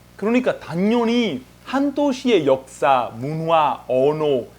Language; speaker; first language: Korean; non-native, fluent; Venetian